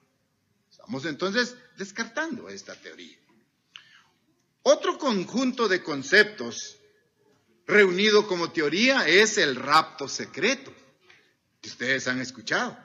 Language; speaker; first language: Spanish; native; Spanish